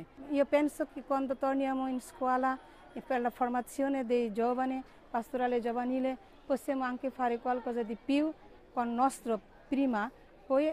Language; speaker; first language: Italian; non-native, learner; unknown